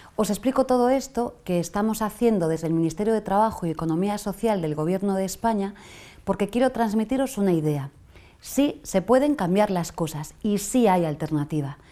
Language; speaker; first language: Spanish; native; Spanish